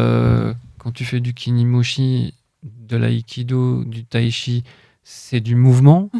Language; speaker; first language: French; native; French